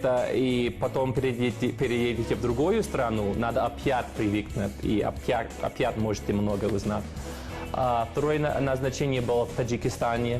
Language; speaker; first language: Russian; non-native, fluent; English